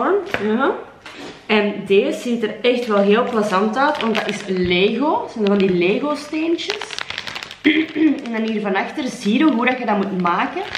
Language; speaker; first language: Dutch; native; Dutch